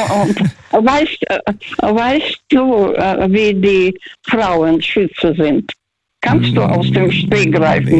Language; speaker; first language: German; non-native, fluent; Russian